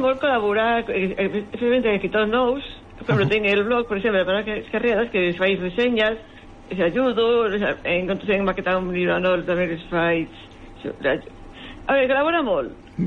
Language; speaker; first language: Catalan; native; Catalan